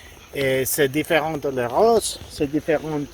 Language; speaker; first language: French; non-native, fluent; Spanish